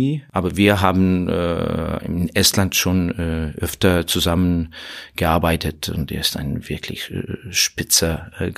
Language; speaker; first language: German; non-native, fluent; Estonian